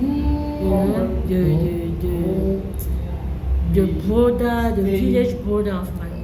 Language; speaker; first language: English; non-native, learner; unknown